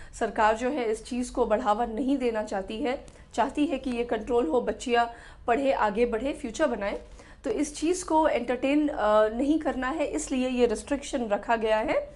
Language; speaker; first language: Hindi; native; Hindi